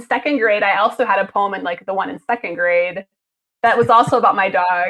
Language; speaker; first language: English; native; English